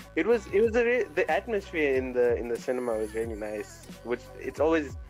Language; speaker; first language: English; native; English